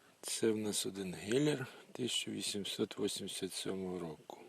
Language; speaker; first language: Ukrainian; native; Ukrainian